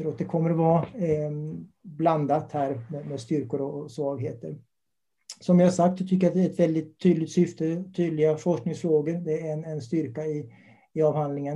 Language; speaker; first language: Swedish; native; Swedish